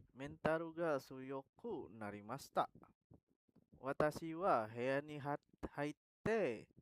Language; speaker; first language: Japanese; non-native, learner; Indonesian